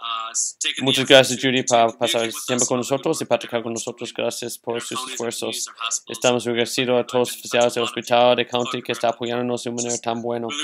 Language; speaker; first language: Spanish; non-native, learner; English